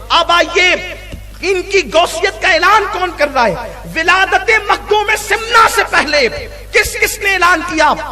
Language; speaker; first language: Urdu; native; Urdu